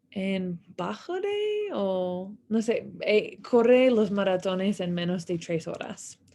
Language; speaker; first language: Spanish; non-native, fluent; English